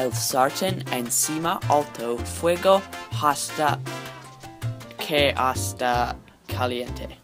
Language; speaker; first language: Spanish; non-native, learner; English